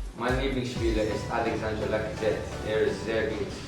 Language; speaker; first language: German; non-native, learner; English